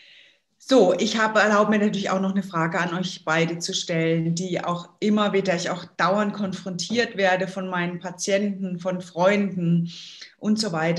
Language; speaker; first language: German; native; German